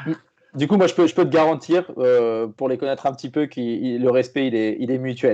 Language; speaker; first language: French; native; French